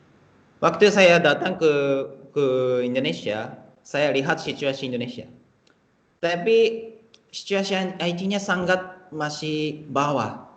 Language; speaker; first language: Indonesian; non-native, fluent; Japanese